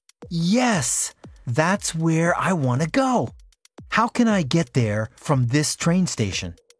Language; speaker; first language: English; native; English